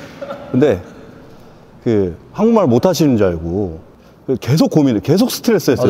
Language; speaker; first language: Korean; native; Korean